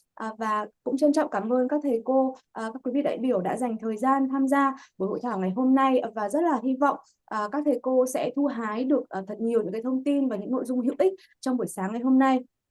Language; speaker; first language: Vietnamese; native; Vietnamese